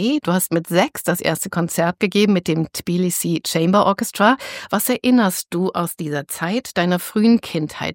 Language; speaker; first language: German; native; German